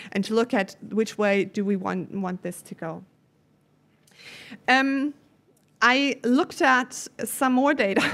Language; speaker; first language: English; non-native, fluent; German